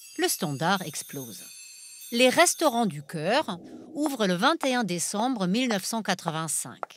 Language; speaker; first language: French; non-native, fluent; German